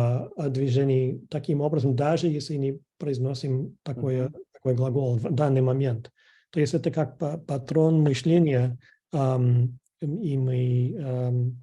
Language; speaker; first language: Russian; non-native, fluent; English